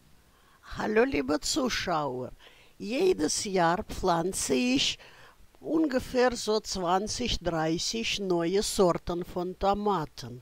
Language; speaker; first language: German; non-native, fluent; Russian